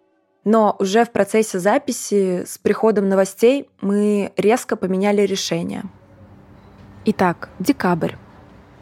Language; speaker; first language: Russian; native; Russian